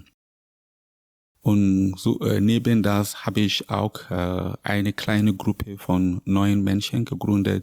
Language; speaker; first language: German; non-native, learner; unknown